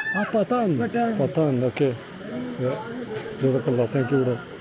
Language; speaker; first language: English; non-native, learner; French